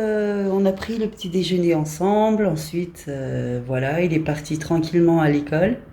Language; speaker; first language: French; native; French